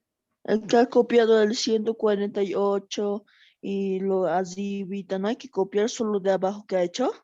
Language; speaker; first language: Spanish; native; Spanish